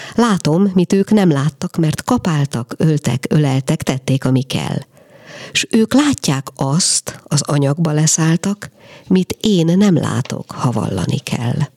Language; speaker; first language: Hungarian; native; Hungarian